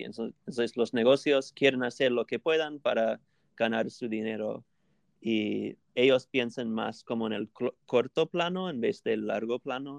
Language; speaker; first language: Spanish; non-native, fluent; English